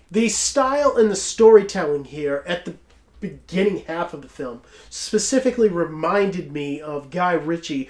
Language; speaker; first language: English; native; English